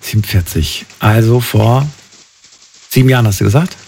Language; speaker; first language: German; native; German